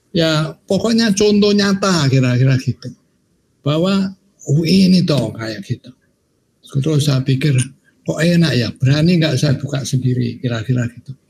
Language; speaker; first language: Indonesian; non-native, local second language; Javanese